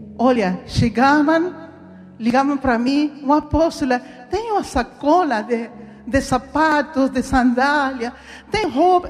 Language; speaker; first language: Portuguese; non-native, fluent; Spanish